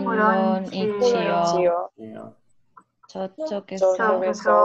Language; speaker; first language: Korean; non-native, learner; Spanish